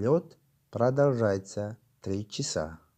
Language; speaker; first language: Russian; non-native, local second language; Tajik